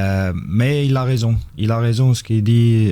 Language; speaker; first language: French; non-native, fluent; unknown